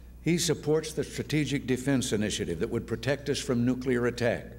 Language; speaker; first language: English; native; English